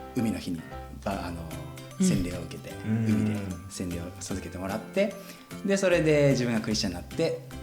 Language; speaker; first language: Japanese; native; Japanese